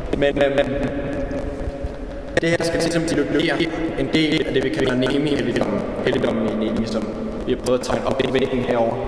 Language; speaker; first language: Danish; native; Danish